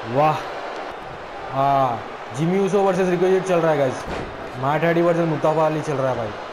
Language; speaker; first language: Hindi; native; Hindi